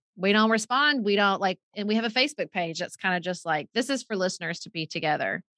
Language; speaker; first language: English; native; English